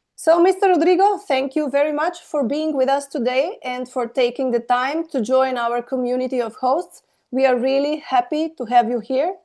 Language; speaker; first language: English; non-native, fluent; Slovenian